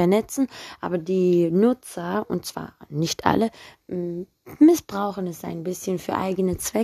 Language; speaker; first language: German; early bilingual, other home language; Turkish